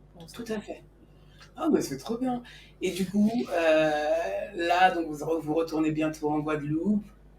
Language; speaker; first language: French; native; French